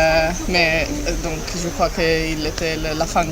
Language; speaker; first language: French; non-native, learner; Italian